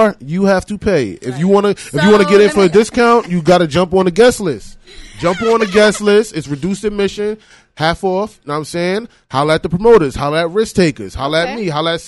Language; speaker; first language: English; native; English